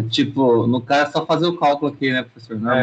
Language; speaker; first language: Portuguese; native; Portuguese